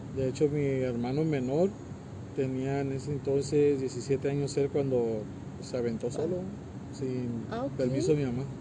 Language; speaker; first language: Spanish; early bilingual, heritage; Spanish